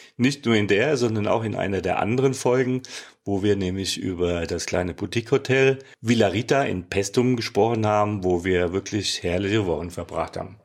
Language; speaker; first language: German; native; German